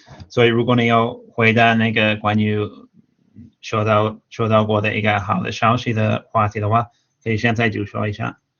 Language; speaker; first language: Chinese; non-native, fluent; English